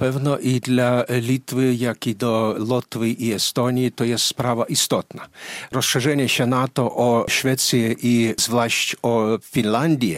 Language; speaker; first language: Polish; non-native, fluent; Lithuanian